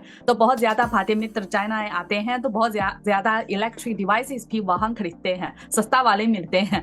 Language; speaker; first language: Hindi; non-native, fluent; Chinese